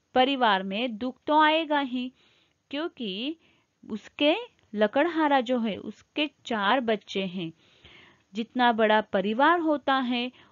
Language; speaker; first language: Hindi; non-native, local second language; Marathi